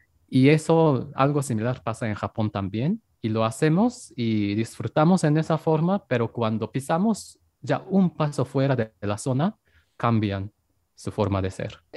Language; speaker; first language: Spanish; non-native, fluent; Japanese